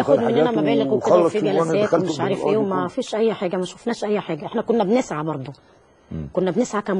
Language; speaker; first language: Arabic; native; Arabic